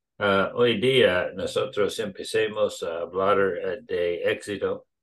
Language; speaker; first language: Spanish; non-native, learner; English